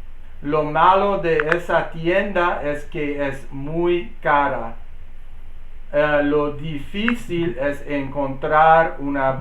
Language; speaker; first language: Spanish; non-native, learner; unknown